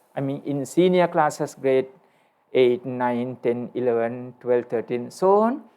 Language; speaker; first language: English; non-native, local second language; Sinhala